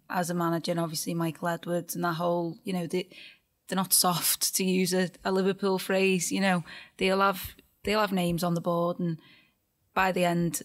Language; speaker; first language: English; native; English